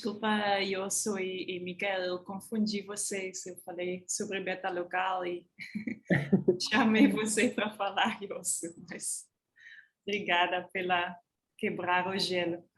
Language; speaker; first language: Portuguese; non-native, fluent; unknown